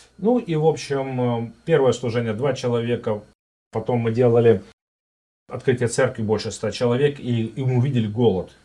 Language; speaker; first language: Russian; native; Russian